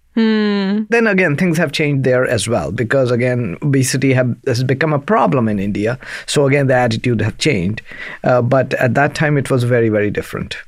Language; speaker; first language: English; non-native, local second language; Punjabi